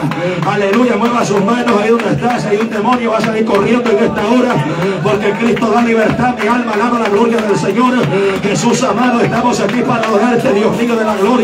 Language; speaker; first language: Spanish; native; Spanish